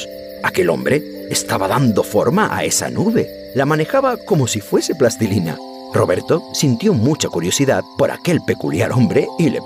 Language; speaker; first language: Spanish; native; Spanish